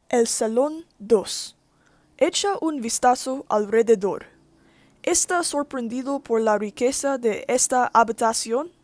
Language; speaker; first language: Spanish; non-native, learner; English